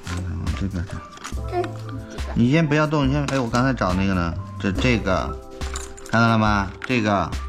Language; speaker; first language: Chinese; native; Chinese